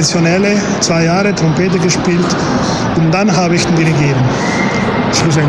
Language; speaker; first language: German; non-native, fluent; Spanish